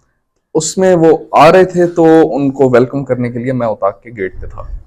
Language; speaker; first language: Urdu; non-native, local second language; Sindhi